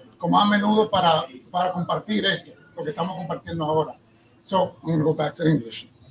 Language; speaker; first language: Spanish; early bilingual, heritage; Spanish